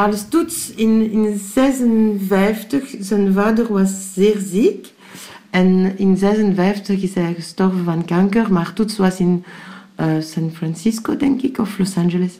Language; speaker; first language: Dutch; non-native, local second language; French